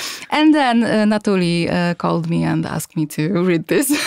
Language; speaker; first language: English; non-native, fluent; Polish